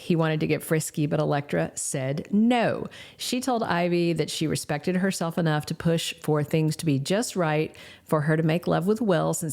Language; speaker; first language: English; native; English